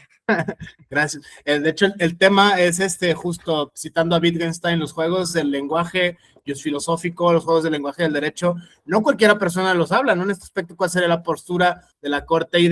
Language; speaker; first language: Spanish; native; Spanish